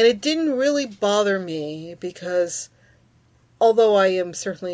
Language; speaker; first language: English; early bilingual, other home language; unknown